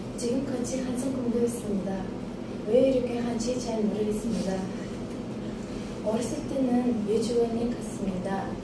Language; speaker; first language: Korean; non-native, learner; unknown